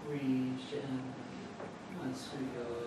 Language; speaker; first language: French; non-native, learner; English